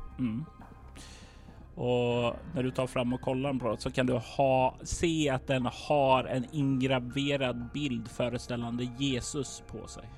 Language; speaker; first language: Swedish; native; Swedish